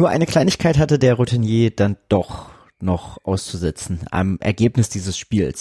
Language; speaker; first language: German; native; German